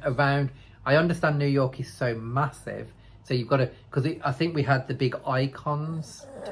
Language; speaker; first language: English; native; English